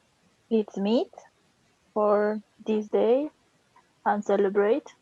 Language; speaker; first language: English; non-native, learner; Spanish